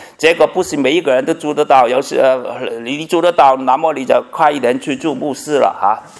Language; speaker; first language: Chinese; non-native, local second language; Cantonese